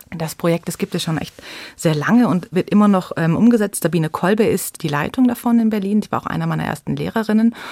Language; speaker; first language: German; native; German